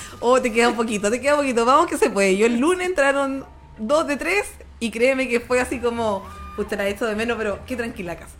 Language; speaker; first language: Spanish; native; Spanish